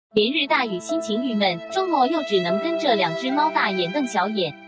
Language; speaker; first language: Chinese; native; Chinese